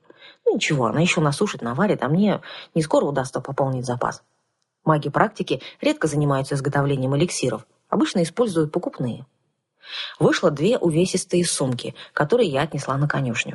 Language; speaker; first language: Russian; native; Russian